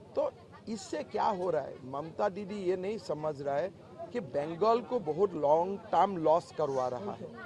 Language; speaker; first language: Hindi; non-native, local second language; Assamese